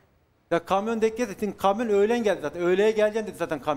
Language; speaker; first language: Turkish; native; Turkish